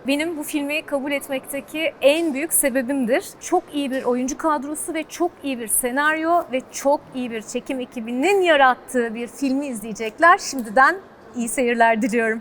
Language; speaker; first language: Turkish; native; Turkish